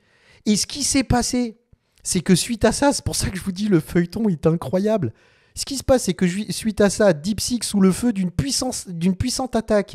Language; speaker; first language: French; native; French